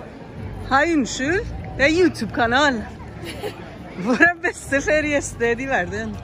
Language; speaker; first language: Norwegian; non-native, learner; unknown